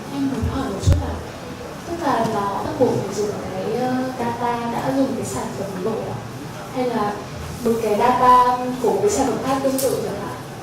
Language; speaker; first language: Vietnamese; native; Vietnamese